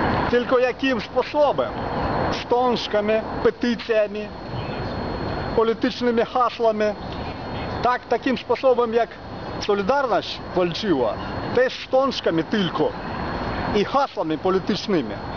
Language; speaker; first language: Polish; non-native, fluent; Ukrainian